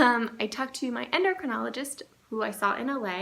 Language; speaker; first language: English; native; English